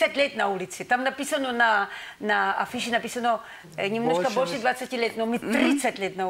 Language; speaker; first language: Russian; non-native, learner; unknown